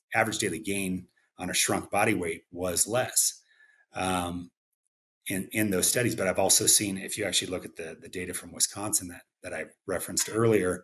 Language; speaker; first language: English; native; English